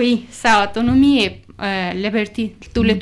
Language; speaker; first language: French; non-native, learner; Urdu